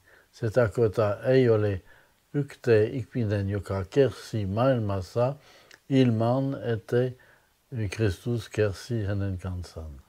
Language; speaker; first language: Finnish; non-native, fluent; French